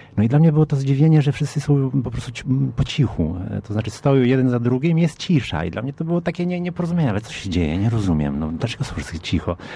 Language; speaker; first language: Polish; non-native, fluent; Italian